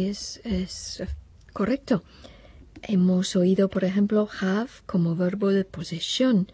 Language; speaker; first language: Spanish; non-native, fluent; English